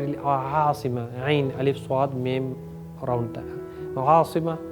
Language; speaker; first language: Arabic; non-native, fluent; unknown